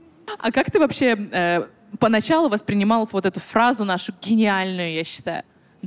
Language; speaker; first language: Russian; native; Russian